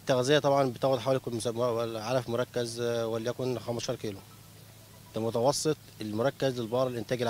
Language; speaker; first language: Arabic; native; Arabic